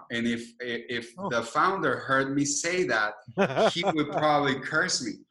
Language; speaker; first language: English; non-native, fluent; Spanish